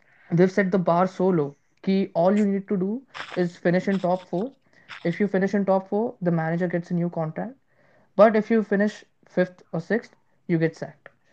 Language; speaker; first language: English; non-native, local second language; Hindi